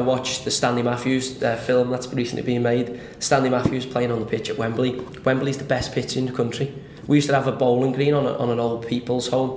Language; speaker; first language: English; native; English